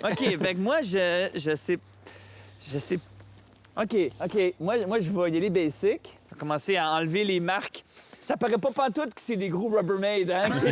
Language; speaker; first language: French; native; French